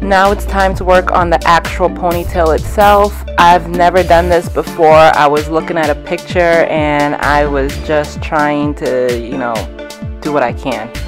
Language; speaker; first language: English; native; English